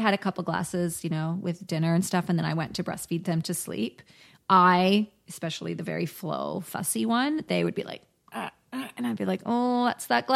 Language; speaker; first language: English; native; English